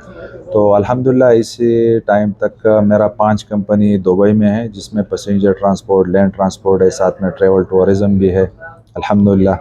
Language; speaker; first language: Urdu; non-native, local second language; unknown